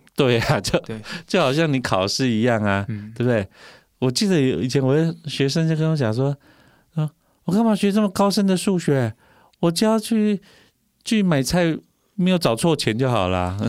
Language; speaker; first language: Chinese; native; Chinese